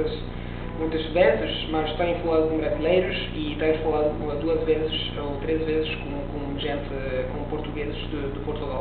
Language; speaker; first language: Portuguese; non-native, learner; Italian